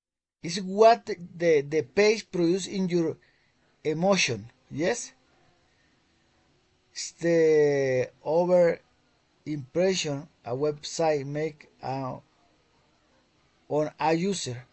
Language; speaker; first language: English; non-native, fluent; Spanish